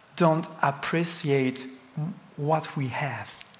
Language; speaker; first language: English; non-native, fluent; French